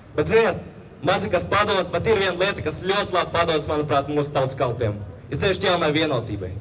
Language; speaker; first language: Latvian; non-native, local second language; Russian